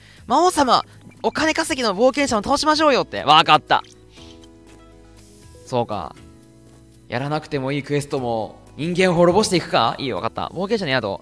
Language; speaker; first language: Japanese; native; Japanese